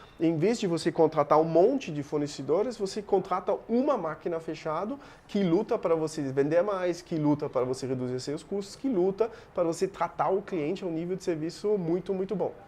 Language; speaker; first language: Portuguese; non-native, fluent; German